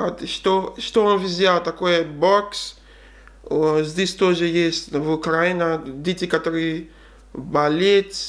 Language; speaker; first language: Russian; non-native, learner; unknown